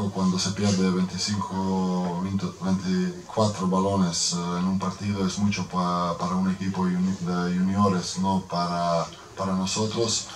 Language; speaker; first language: Spanish; non-native, fluent; Croatian